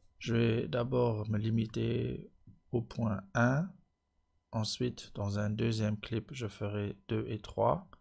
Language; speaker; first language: French; non-native, local second language; Luxembourgish